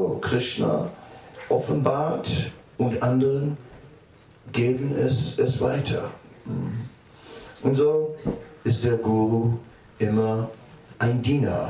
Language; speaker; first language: German; non-native, fluent; Dutch